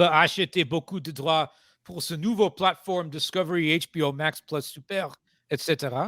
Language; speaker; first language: French; non-native, fluent; English